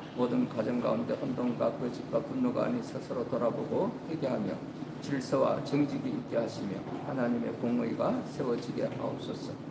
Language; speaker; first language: Korean; native; Korean